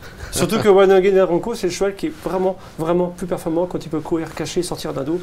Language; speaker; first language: French; native; French